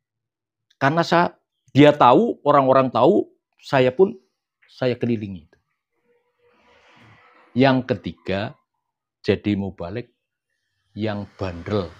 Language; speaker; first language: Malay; non-native, local second language; Javanese